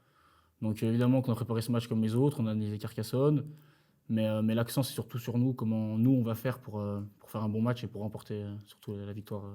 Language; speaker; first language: French; native; French